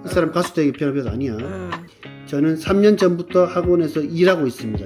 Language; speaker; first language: Korean; native; Korean